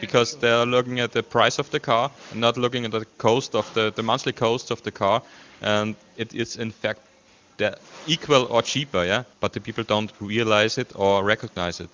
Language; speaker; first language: English; non-native, fluent; German